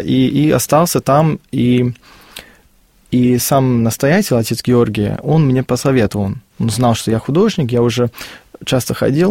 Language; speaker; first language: Russian; non-native, fluent; Afrikaans